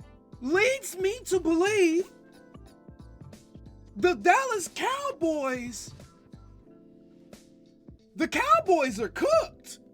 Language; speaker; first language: English; native; English